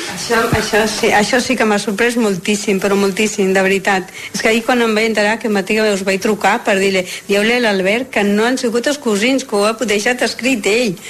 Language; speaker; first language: Catalan; non-native, local second language; Galician